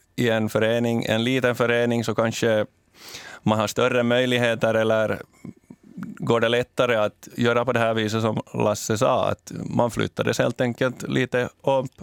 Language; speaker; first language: Swedish; native; Swedish